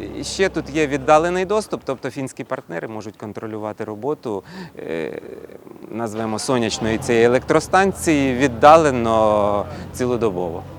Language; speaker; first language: Ukrainian; native; Ukrainian